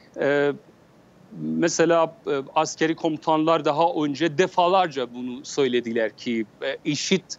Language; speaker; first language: Turkish; non-native, learner; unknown